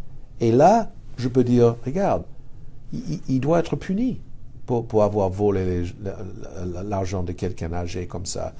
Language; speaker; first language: French; non-native, fluent; English